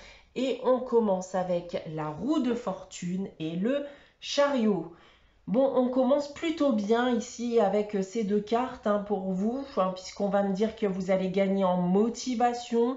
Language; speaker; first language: French; native; French